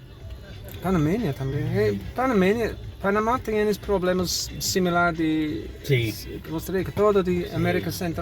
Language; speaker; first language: Spanish; non-native, learner; English